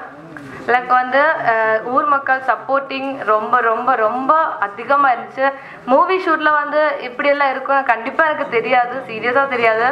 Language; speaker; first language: Tamil; non-native, learner; Malayalam